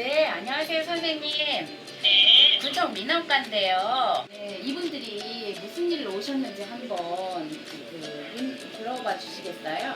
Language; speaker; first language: Korean; native; Korean